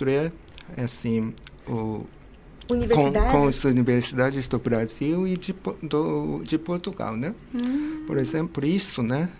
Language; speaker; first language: Portuguese; non-native, fluent; Japanese